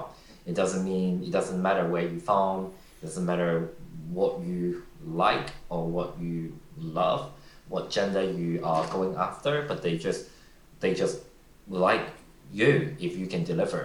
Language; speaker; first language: English; non-native, local second language; Cantonese